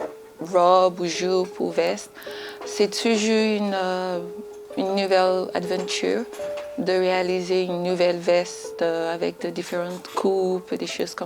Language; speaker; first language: French; non-native, fluent; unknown